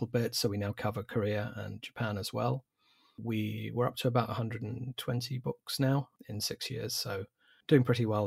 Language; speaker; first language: English; native; English